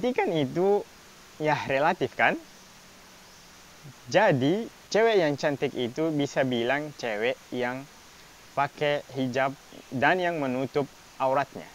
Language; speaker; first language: Indonesian; non-native, fluent; Arabic